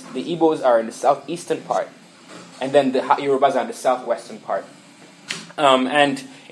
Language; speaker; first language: English; non-native, local second language; Igbo